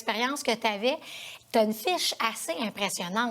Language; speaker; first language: French; native; French